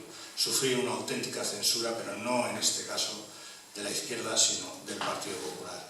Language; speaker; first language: Spanish; native; Spanish